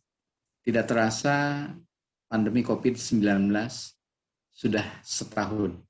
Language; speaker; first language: Indonesian; native; Indonesian